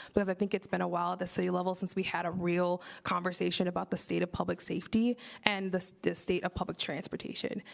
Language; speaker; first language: English; native; English